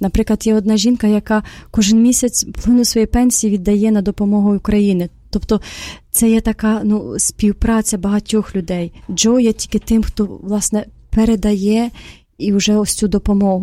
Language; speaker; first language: Ukrainian; native; Ukrainian